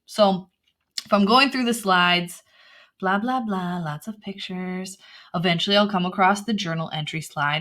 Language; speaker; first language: English; native; English